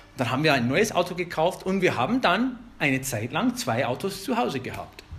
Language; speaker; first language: German; non-native, fluent; English